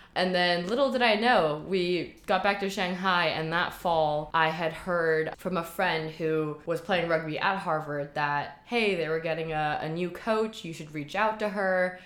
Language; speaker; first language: English; early bilingual, heritage; Chinese